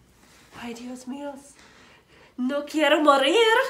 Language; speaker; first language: Spanish; non-native, learner; English